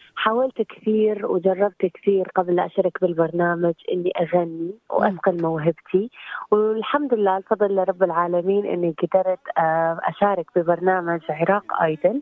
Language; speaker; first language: Arabic; native; Arabic